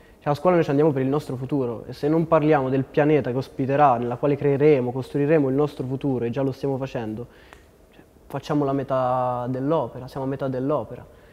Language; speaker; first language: Italian; native; Italian